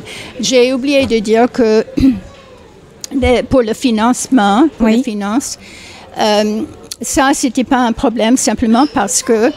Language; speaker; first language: French; non-native, fluent; English